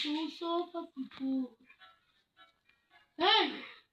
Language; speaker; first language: Hebrew; native; Hebrew